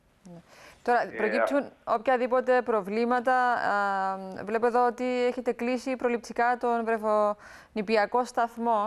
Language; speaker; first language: Greek; native; Greek